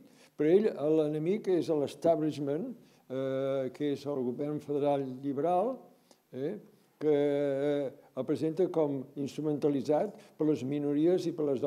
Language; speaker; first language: Catalan; native; Catalan